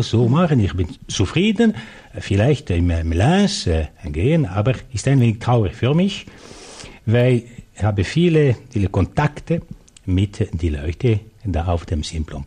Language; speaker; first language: German; non-native, local second language; French